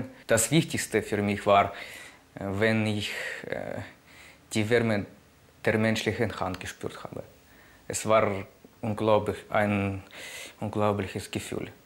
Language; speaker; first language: German; non-native, fluent; Ukrainian